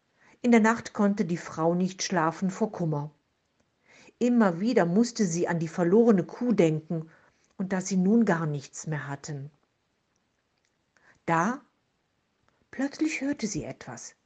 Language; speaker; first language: German; native; German